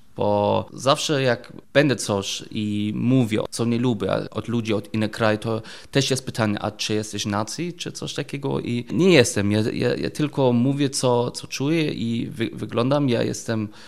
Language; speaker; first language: Polish; non-native, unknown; German